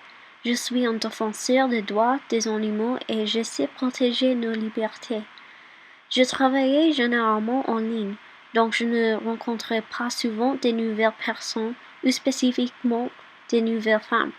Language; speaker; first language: French; non-native, learner; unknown